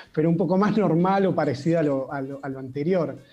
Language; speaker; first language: Spanish; native; Spanish